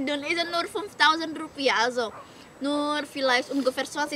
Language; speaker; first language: German; non-native, learner; Indonesian